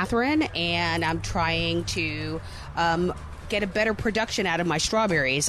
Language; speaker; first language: English; native; English